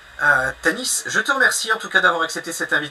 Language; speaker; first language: French; native; French